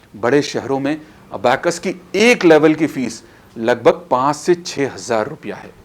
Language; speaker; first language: Hindi; native; Hindi